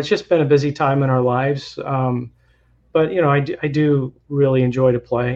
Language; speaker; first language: English; native; English